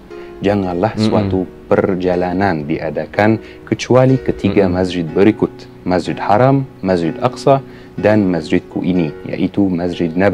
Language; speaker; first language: Indonesian; non-native, fluent; Arabic